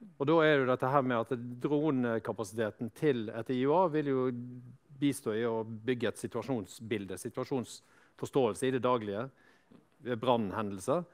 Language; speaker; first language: Norwegian; native; Norwegian